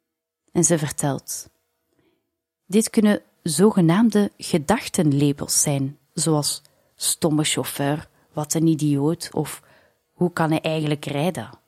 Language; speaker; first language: Dutch; native; Dutch